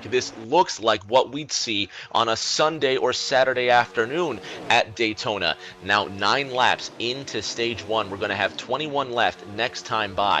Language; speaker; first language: English; native; English